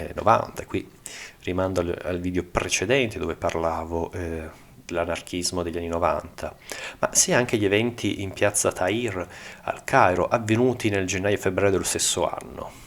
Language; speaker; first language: Italian; native; Italian